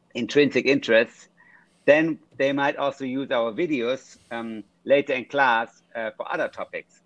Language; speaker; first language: English; non-native, fluent; German